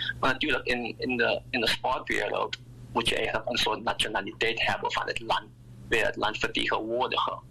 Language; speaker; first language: Dutch; native; Dutch